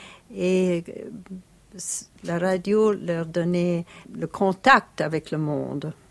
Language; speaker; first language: French; non-native, fluent; Italian